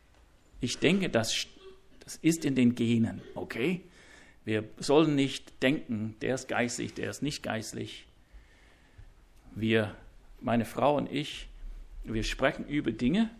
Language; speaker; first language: German; non-native, fluent; English